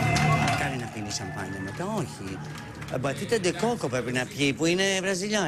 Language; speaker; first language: Greek; native; Greek